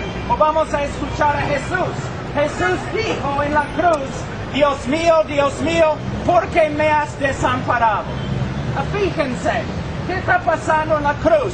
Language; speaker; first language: Spanish; non-native, fluent; English